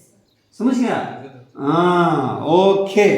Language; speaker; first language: Hindi; non-native, fluent; Tibetan